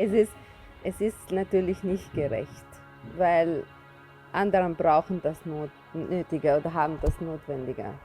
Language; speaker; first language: German; non-native, fluent; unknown